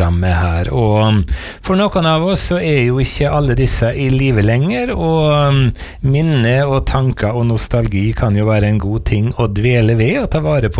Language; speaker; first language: Norwegian; native; Norwegian